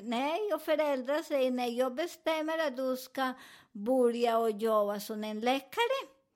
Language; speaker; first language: Swedish; non-native, fluent; Spanish